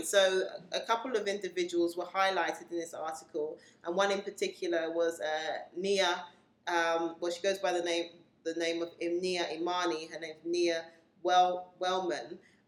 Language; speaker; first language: English; native; English